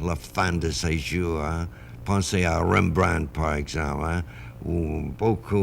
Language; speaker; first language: French; non-native, fluent; English